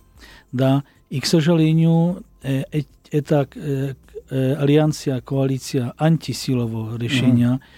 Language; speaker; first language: Russian; non-native, learner; Slovak